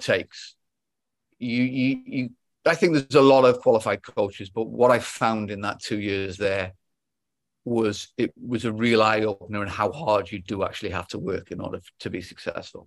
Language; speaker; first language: English; native; English